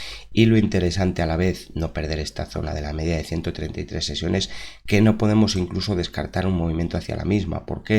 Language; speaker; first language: Spanish; native; Spanish